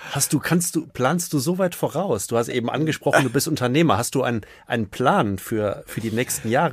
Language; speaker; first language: German; native; German